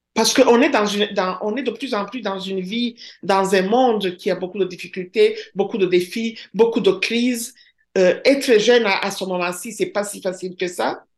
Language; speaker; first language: French; non-native, local second language; Kinyarwanda